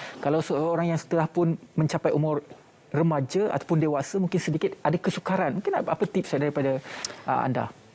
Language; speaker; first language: Malay; native; Malay